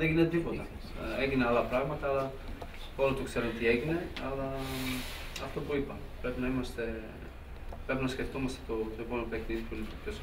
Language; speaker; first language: Greek; non-native, learner; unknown